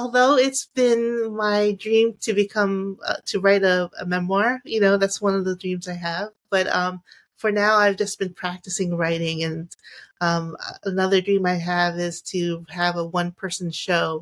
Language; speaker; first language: English; native; English